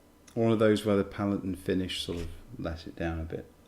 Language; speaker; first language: English; native; English